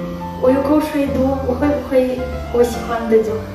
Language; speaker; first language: Chinese; non-native, learner; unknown